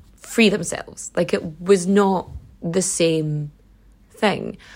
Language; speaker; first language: English; native; English